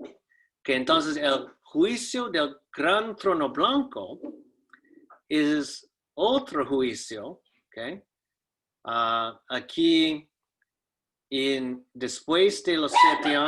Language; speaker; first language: Spanish; non-native, fluent; English